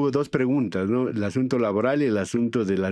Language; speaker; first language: Spanish; native; Spanish